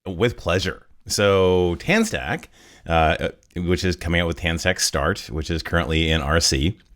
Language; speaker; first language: English; native; English